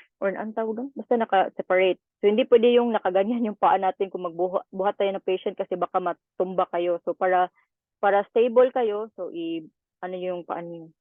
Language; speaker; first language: Filipino; native; Filipino